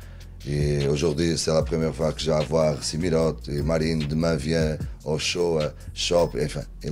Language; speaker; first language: French; non-native, learner; Portuguese